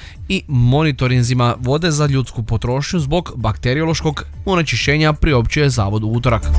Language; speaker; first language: Croatian; native; Croatian